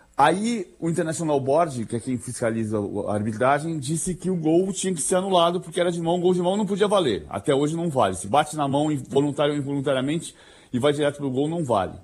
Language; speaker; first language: Portuguese; native; Portuguese